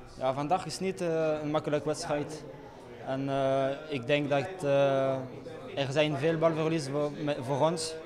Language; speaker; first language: Dutch; non-native, learner; Italian